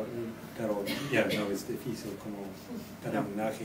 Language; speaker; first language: Spanish; non-native, learner; English